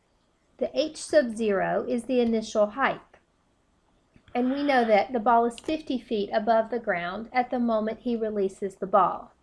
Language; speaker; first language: English; native; English